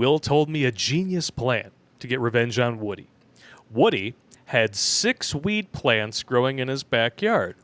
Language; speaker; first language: English; native; English